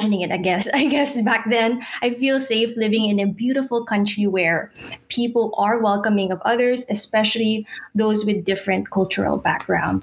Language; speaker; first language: English; non-native, local second language; Filipino